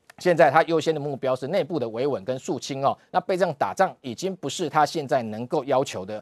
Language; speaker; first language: Chinese; native; Chinese